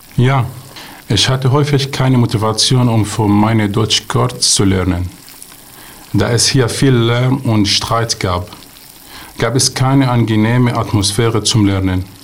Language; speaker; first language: German; non-native, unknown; Arabic